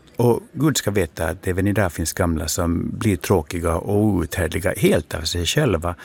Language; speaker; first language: Swedish; native; Swedish